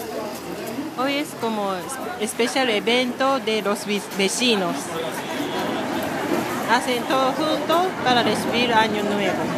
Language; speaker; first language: Spanish; non-native, learner; Japanese